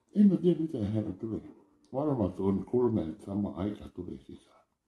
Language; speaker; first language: Finnish; non-native, learner; Thai